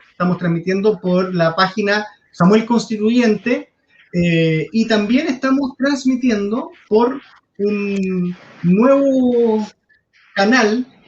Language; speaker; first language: Spanish; native; Spanish